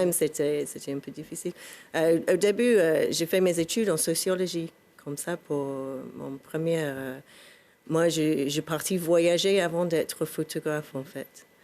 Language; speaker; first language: French; non-native, fluent; English